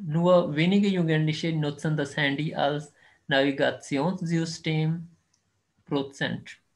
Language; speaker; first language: German; non-native, fluent; Urdu